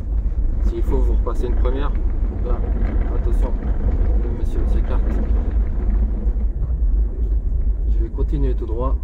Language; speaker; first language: French; native; French